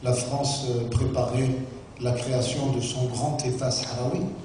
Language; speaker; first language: French; non-native, local second language; Arabic